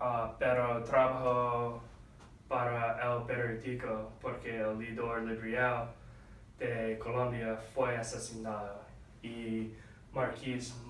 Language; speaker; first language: Spanish; non-native, learner; English